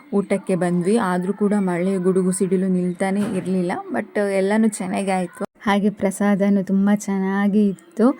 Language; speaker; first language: Kannada; non-native, local second language; Tulu